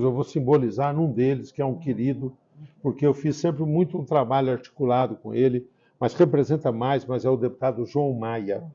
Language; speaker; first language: Portuguese; native; Portuguese